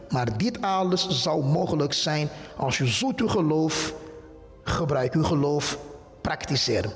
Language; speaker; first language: Dutch; non-native, fluent; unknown